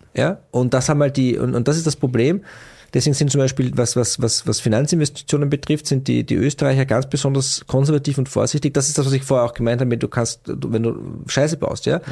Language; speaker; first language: German; native; German